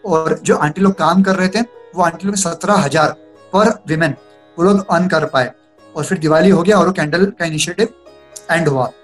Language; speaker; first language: Hindi; non-native, local second language; Marathi